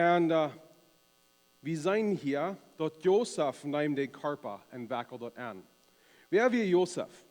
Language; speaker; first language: German; non-native, learner; Plautdietsch